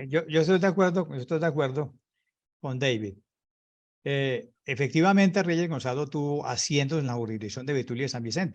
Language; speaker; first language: Spanish; native; Spanish